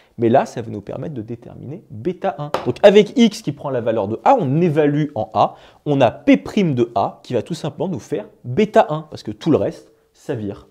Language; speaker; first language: French; native; French